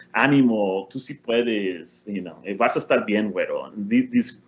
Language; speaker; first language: English; early bilingual, other home language; Spanish